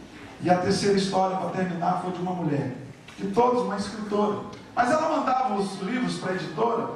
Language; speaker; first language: Portuguese; native; Portuguese